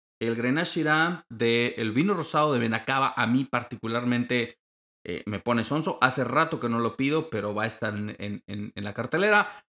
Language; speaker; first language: Spanish; native; Spanish